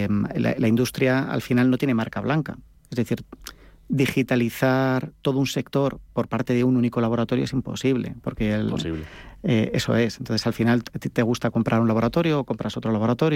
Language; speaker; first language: Spanish; native; Spanish